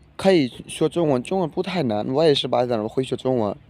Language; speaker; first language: Chinese; non-native, learner; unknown